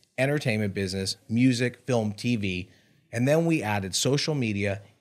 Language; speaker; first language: English; native; English